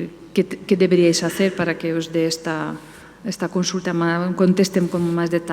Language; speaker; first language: Spanish; native; Spanish